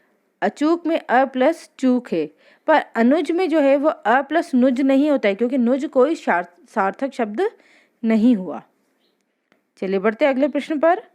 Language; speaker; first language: Hindi; native; Hindi